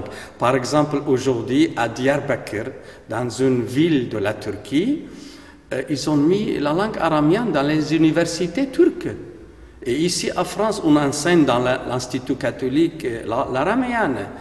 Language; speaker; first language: French; non-native, fluent; Aramaic